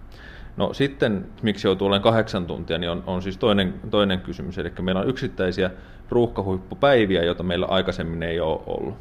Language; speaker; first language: Finnish; native; Finnish